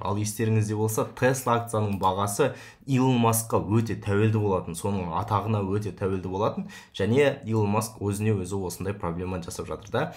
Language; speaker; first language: Kazakh; native; Kazakh